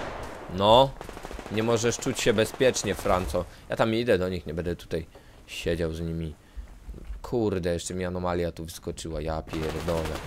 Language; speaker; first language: Polish; native; Polish